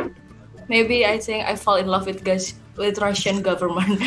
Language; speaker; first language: English; non-native, learner; Indonesian